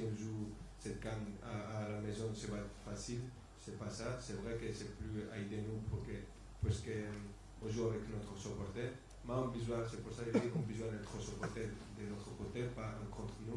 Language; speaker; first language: French; non-native, fluent; Spanish